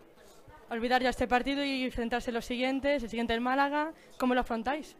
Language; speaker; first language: Spanish; native; Spanish